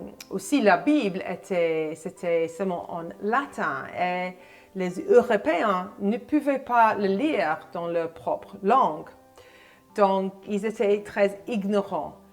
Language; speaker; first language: French; non-native, fluent; English